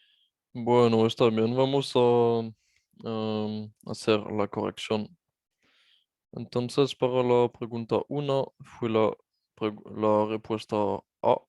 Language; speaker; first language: Spanish; non-native, fluent; French